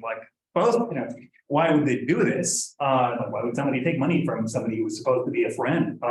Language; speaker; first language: English; non-native, fluent; Norwegian